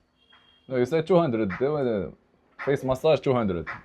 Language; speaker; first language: English; non-native, learner; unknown